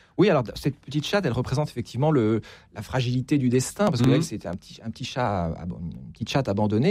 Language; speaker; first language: French; native; French